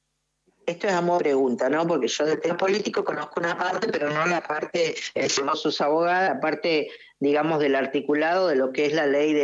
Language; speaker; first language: Spanish; native; Spanish